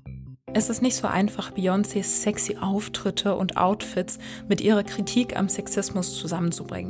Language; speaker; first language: German; native; German